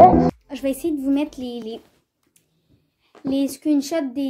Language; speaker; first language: French; native; French